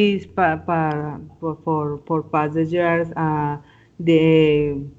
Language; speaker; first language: English; non-native, learner; Spanish